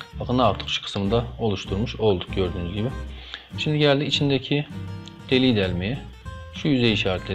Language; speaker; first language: Turkish; native; Turkish